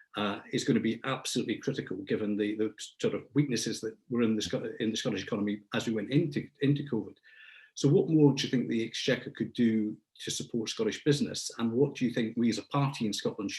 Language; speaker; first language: English; native; English